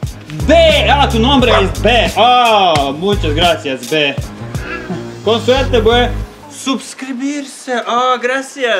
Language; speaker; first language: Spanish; non-native, learner; Serbian